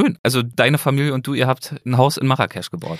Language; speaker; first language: German; native; German